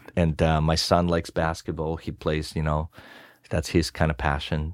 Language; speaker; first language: English; non-native, fluent; Russian